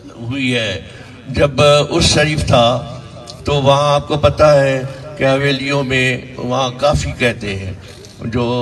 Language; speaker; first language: Urdu; non-native, local second language; Sindhi